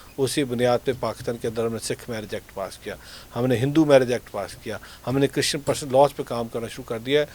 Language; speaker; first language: Urdu; non-native, local second language; Punjabi